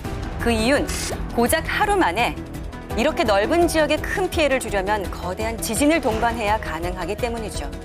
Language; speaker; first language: Korean; native; Korean